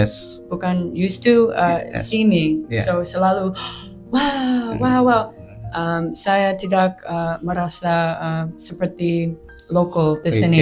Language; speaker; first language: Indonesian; non-native, learner; English